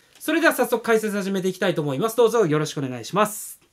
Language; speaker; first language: Japanese; native; Japanese